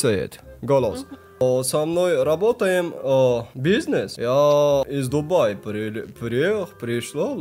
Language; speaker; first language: Russian; non-native, learner; Tajik